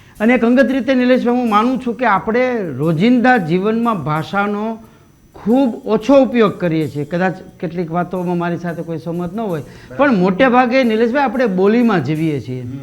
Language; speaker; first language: Gujarati; native; Gujarati